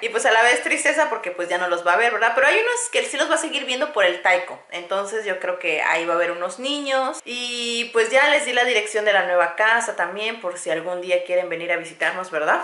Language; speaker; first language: Spanish; native; Spanish